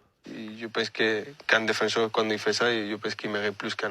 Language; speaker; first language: French; non-native, fluent; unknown